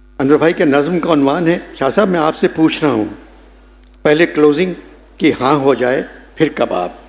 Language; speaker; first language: Urdu; native; Urdu